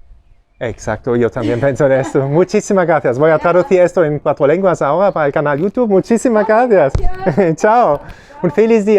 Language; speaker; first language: Spanish; non-native, learner; German